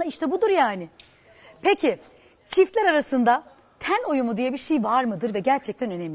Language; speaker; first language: Turkish; native; Turkish